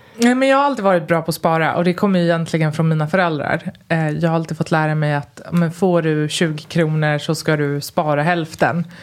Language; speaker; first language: Swedish; early bilingual, other home language; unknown